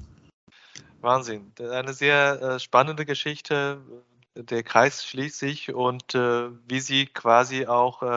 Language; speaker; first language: German; non-native, fluent; Chinese